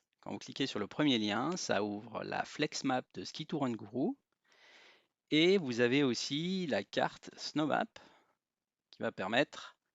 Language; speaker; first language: French; native; French